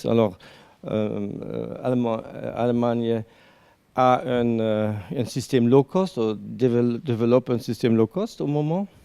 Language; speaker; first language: French; non-native, learner; German